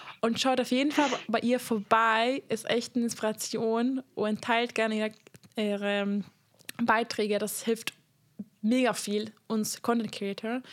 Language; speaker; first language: German; non-native, fluent; Hungarian